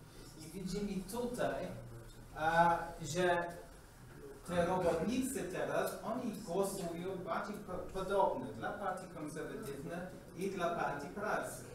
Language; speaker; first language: Polish; non-native, learner; English